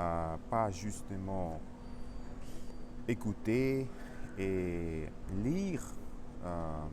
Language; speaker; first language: French; non-native, learner; Russian